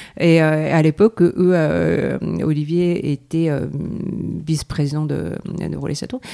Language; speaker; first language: French; non-native, fluent; Japanese